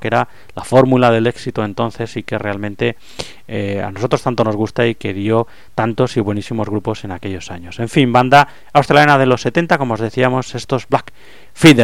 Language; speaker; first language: Spanish; native; Spanish